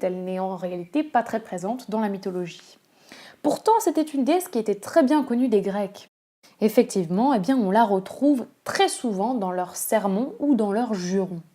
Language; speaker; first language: French; native; French